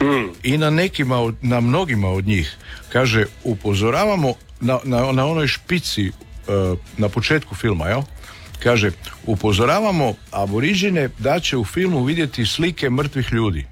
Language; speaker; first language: Serbian; native; Serbian